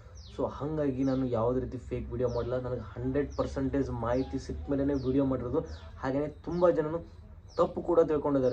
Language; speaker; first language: Kannada; native; Kannada